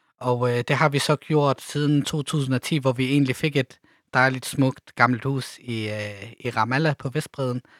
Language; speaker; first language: Danish; early bilingual, other home language; Arabic